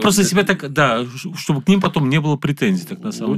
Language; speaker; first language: Russian; native; Russian